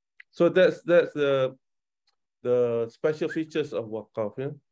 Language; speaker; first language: English; non-native, local second language; Malay